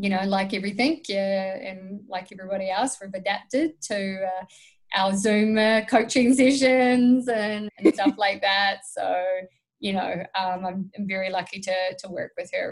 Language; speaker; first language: English; native; English